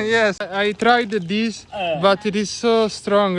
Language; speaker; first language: English; non-native, fluent; Italian